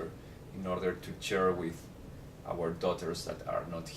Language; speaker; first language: English; non-native, fluent; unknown